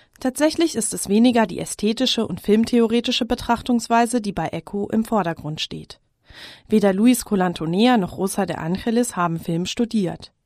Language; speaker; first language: German; native; German